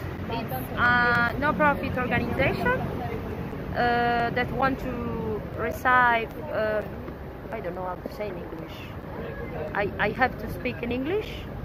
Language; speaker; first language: English; non-native, fluent; Italian